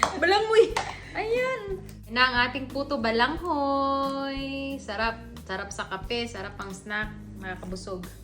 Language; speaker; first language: Filipino; non-native, local second language; Hiligaynon